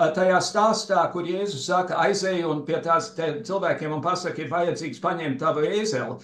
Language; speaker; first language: Latvian; early bilingual, heritage; Latvian